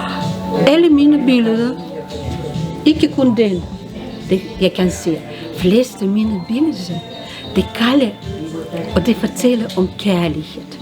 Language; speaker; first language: Danish; non-native, learner; Russian